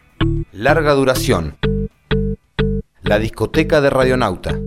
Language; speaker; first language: Spanish; native; Spanish